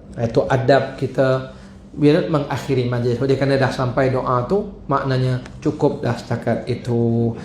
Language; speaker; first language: Malay; native; Malay